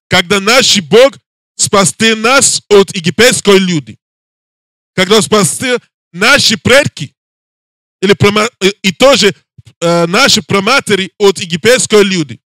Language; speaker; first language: Russian; non-native, learner; English